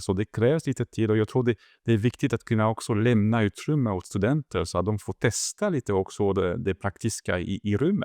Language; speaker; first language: Swedish; non-native, fluent; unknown